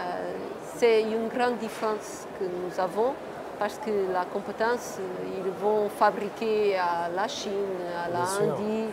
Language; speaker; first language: French; non-native, fluent; Portuguese